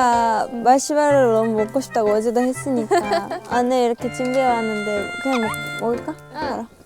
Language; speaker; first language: Korean; non-native, fluent; Japanese